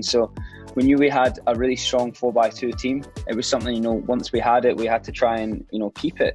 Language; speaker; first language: English; native; English